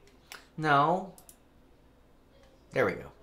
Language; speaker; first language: English; native; English